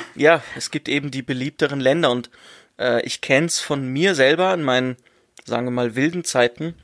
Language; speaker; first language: German; native; German